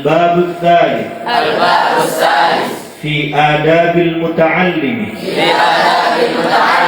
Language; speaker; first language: Arabic; non-native, fluent; Indonesian